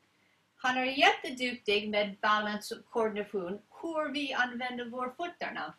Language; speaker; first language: Swedish; non-native, learner; English